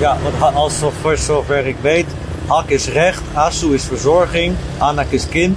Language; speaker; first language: Dutch; non-native, fluent; Indonesian